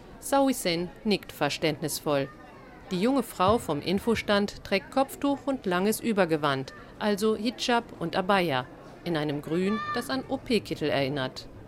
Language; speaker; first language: German; native; German